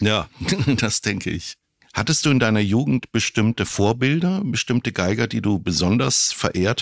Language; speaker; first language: German; native; German